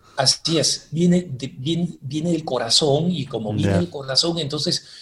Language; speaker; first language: Spanish; native; Spanish